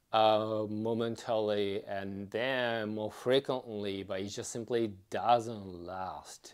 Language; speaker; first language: English; non-native, fluent; Japanese